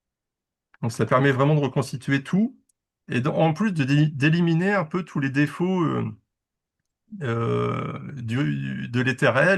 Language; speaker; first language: French; native; French